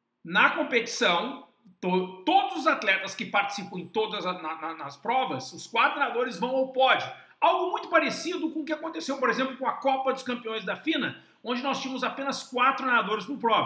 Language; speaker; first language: Portuguese; native; Portuguese